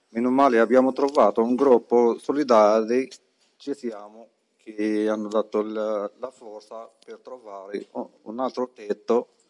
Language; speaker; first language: Italian; non-native, learner; Arabic